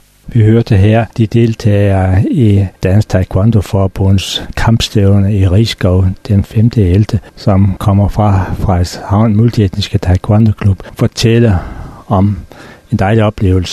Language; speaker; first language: Danish; native; Danish